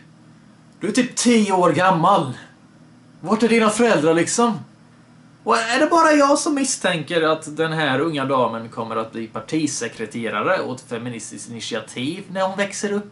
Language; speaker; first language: Swedish; early bilingual, other home language; Bosnian